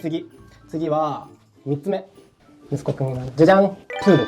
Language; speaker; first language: Japanese; native; Japanese